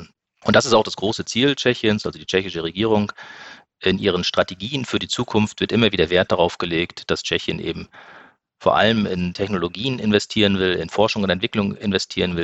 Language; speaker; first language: German; native; German